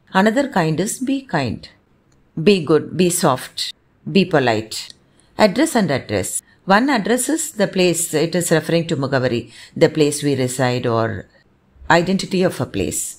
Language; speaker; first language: English; non-native, local second language; Tamil